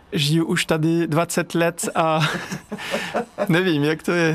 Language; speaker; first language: Czech; non-native, fluent; French